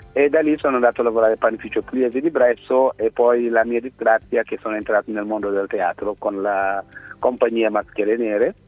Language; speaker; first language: Italian; non-native, fluent; Wolof